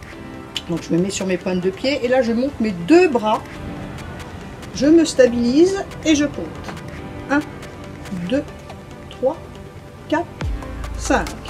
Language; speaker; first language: French; native; French